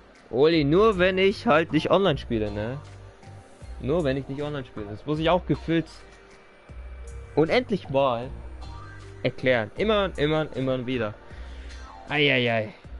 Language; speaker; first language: German; early bilingual, other home language; Turkish